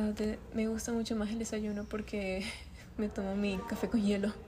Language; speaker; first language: Spanish; early bilingual, other home language; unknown